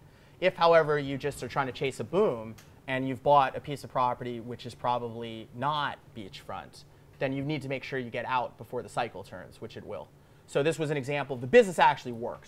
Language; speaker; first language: English; native; English